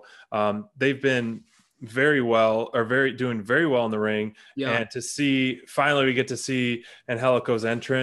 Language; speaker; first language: English; native; English